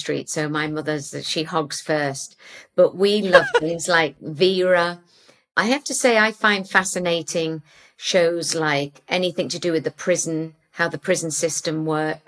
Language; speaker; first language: English; native; English